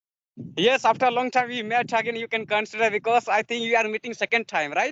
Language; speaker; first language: English; non-native, learner; Santali